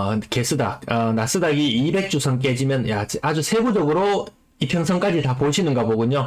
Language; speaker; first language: Korean; native; Korean